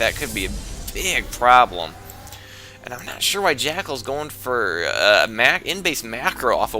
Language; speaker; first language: English; native; English